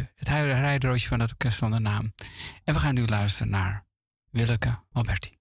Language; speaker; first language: Dutch; native; Dutch